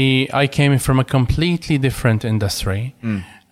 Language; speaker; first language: English; non-native, fluent; Arabic